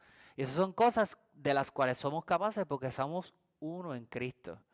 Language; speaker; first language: Spanish; native; Spanish